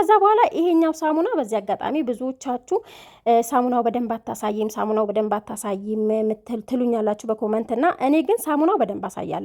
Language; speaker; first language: Amharic; native; Amharic